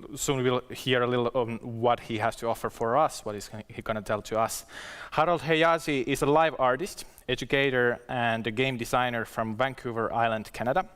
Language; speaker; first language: English; non-native, fluent; Finnish